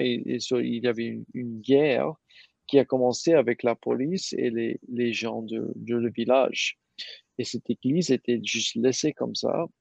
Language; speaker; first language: French; non-native, learner; English